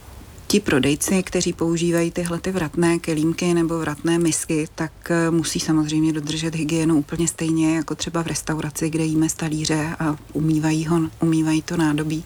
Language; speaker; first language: Czech; native; Czech